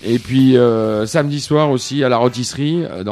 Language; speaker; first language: French; native; French